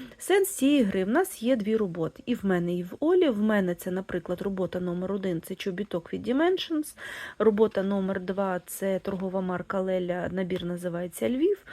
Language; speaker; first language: Ukrainian; non-native, local second language; Russian